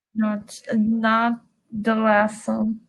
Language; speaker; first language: English; non-native, learner; Portuguese